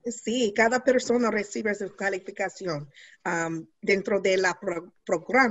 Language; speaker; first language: Spanish; non-native, learner; English